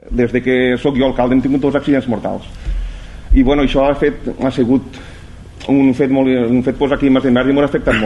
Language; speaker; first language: Catalan; native; Catalan